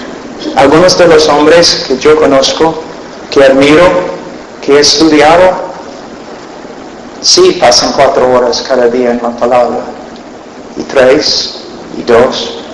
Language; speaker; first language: Spanish; non-native, fluent; English